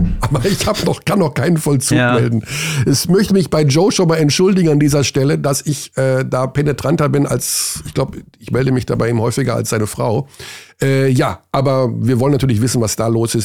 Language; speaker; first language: German; native; German